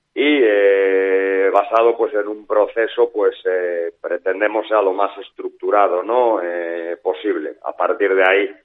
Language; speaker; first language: Spanish; native; Spanish